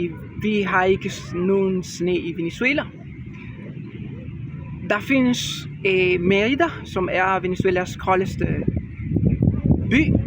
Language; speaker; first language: Danish; non-native, learner; Spanish